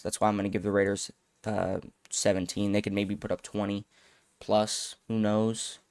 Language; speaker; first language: English; native; English